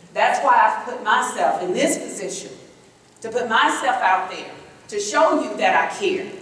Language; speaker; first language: English; native; English